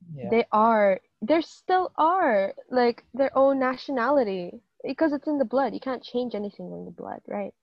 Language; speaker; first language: English; native; English